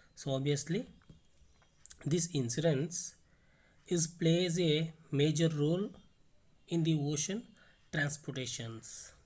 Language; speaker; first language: English; non-native, local second language; Kannada